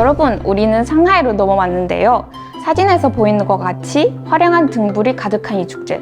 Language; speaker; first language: Korean; non-native, fluent; Chinese